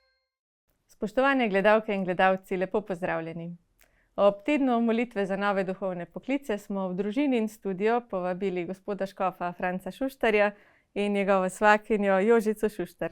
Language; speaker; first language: Slovenian; native; Slovenian